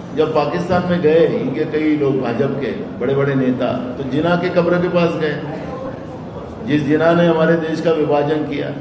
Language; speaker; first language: Hindi; non-native, local second language; Marathi